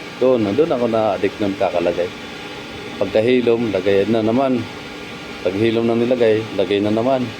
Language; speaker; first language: Filipino; non-native, local second language; Waray